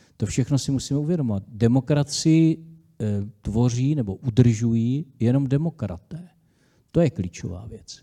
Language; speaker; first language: Czech; native; Czech